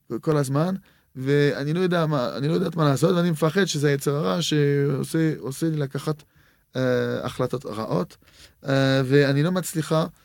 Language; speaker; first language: Hebrew; non-native, fluent; French